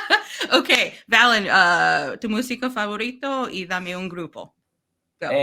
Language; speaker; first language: Spanish; non-native, learner; English